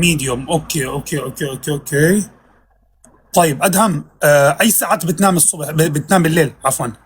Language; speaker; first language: Arabic; native; Arabic